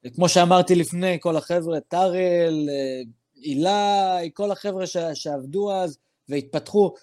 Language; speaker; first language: Hebrew; non-native, local second language; Arabic